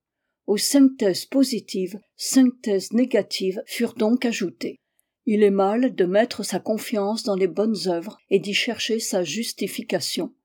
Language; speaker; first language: French; native; French